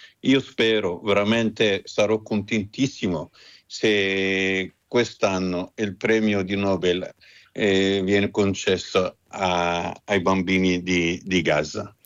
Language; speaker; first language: Italian; non-native, fluent; Arabic